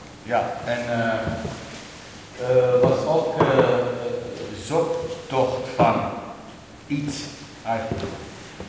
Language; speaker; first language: Dutch; non-native, learner; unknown